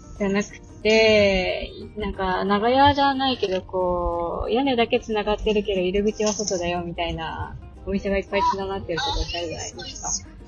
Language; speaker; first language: Japanese; native; Japanese